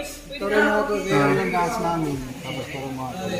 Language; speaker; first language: Filipino; non-native, learner; Punjabi